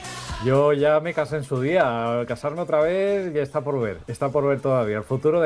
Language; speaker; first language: Spanish; native; Spanish